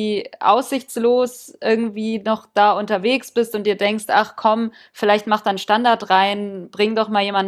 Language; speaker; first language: German; native; German